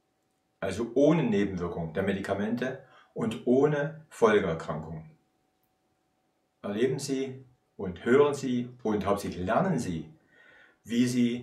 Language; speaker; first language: German; native; German